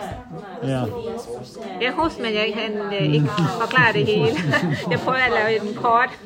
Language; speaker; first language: Danish; non-native, learner; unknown